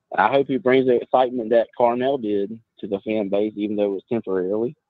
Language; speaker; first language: English; native; English